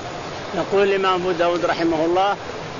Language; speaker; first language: Arabic; native; Arabic